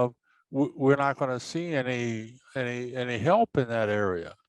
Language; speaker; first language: English; native; English